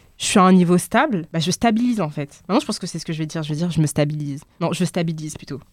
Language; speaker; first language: French; early bilingual, other home language; Lingala